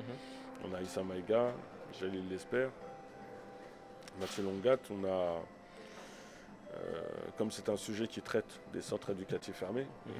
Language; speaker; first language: French; native; French